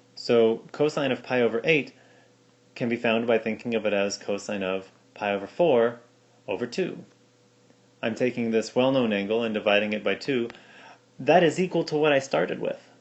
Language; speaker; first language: English; native; English